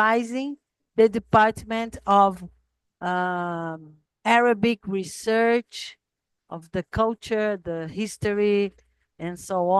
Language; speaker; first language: English; non-native, fluent; Portuguese